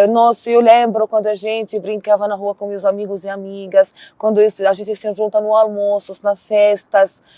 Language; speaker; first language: Portuguese; non-native, learner; Arabic